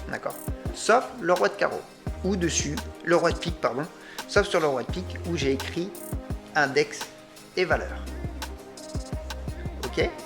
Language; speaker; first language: French; native; French